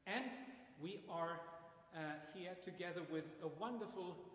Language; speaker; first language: English; non-native, fluent; Swedish